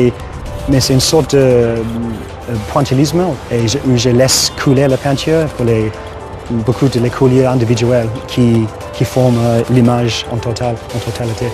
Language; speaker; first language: French; non-native, fluent; English